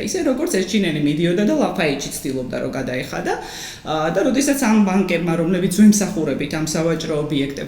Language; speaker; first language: Georgian; native; Georgian